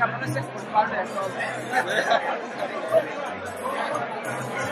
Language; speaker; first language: Spanish; native; Spanish